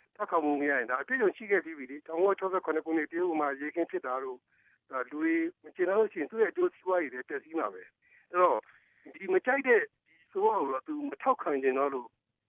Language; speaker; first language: Burmese; native; Burmese